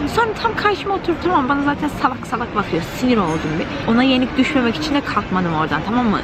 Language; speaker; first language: Turkish; native; Turkish